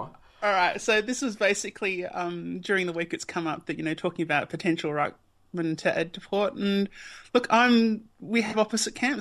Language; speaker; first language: English; native; English